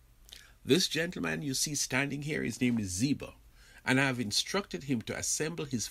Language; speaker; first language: English; native; English